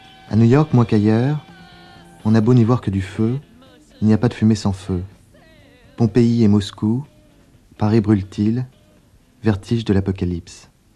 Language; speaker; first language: French; native; French